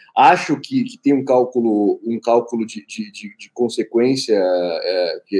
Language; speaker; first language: Portuguese; native; Portuguese